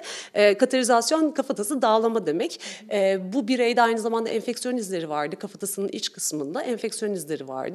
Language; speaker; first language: Turkish; native; Turkish